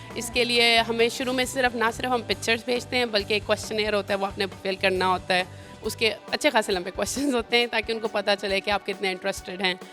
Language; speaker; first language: Urdu; native; Urdu